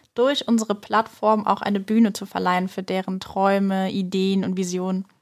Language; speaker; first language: German; native; German